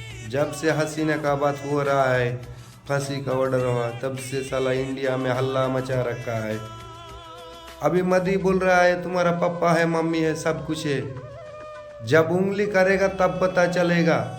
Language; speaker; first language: Hindi; non-native, local second language; Bangla